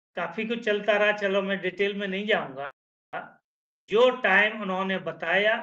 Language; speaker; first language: Hindi; native; Hindi